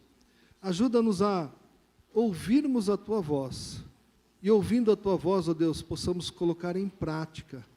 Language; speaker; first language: Portuguese; native; Portuguese